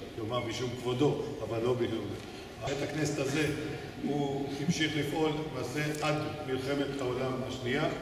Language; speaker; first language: Hebrew; native; Hebrew